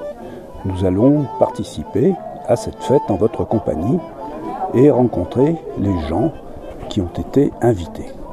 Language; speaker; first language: French; native; French